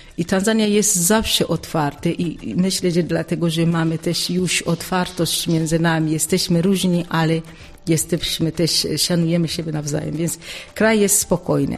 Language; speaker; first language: Polish; non-native, fluent; Swahili